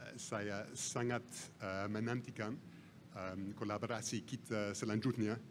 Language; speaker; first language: Indonesian; non-native, fluent; English